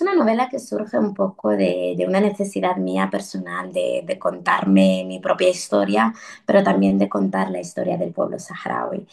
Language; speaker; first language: Spanish; early bilingual, other home language; Arabic